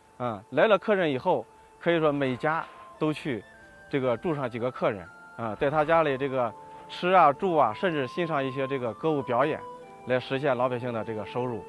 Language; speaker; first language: Chinese; native; Chinese